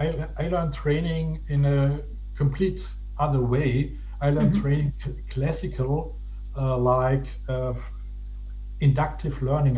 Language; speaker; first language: English; non-native, fluent; German